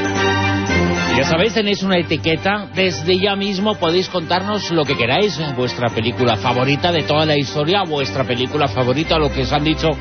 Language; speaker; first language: Spanish; native; Spanish